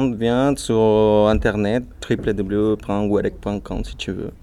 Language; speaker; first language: French; non-native, learner; Spanish